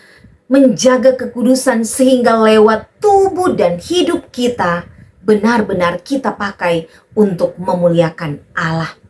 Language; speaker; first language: Indonesian; native; Indonesian